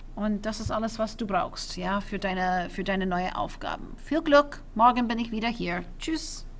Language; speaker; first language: German; non-native, fluent; English